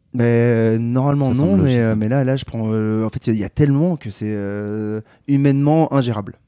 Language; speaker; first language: French; native; French